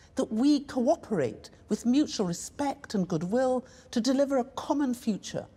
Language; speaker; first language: English; native; English